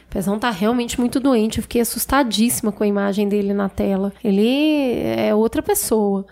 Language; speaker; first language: Portuguese; native; Portuguese